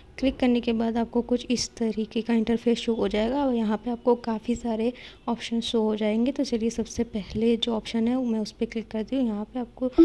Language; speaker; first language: Hindi; native; Hindi